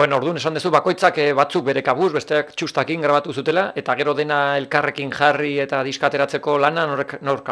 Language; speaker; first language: Basque; native; Basque